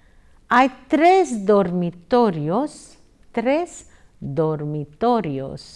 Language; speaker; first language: Spanish; non-native, fluent; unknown